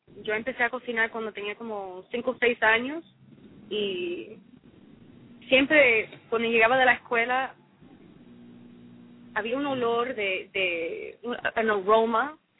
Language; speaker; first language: Spanish; early bilingual, heritage; Spanish